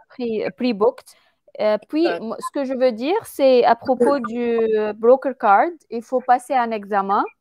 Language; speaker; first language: French; non-native, fluent; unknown